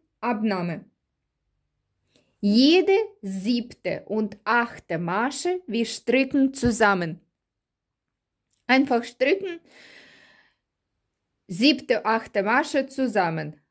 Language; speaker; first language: German; non-native, learner; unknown